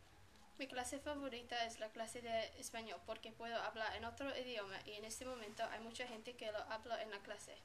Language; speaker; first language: Spanish; non-native, learner; English